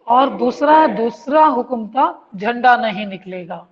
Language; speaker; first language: Hindi; non-native, local second language; Kannada